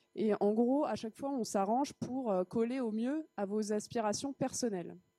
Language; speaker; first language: French; native; French